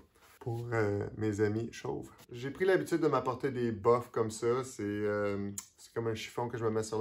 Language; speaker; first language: French; native; French